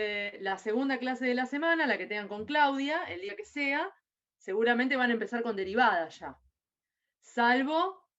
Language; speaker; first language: Spanish; native; Spanish